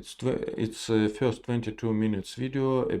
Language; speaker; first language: English; non-native, learner; Russian